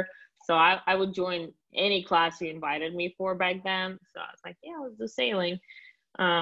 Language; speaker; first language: English; non-native, fluent; Russian